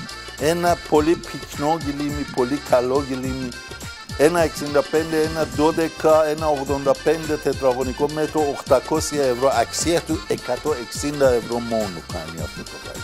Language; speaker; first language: Greek; non-native, fluent; Persian